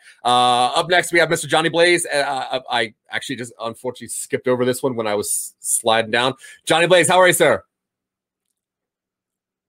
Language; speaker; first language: English; native; English